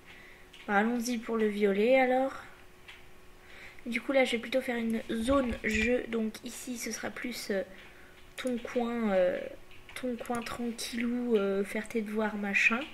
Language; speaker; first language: French; native; French